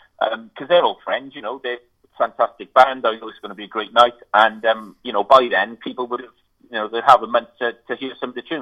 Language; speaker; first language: English; native; English